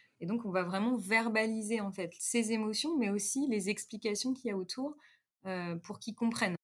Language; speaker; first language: French; native; French